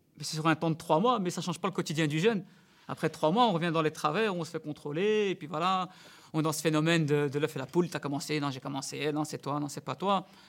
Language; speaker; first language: French; early bilingual, other home language; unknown